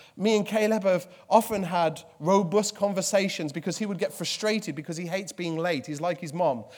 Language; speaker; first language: English; native; English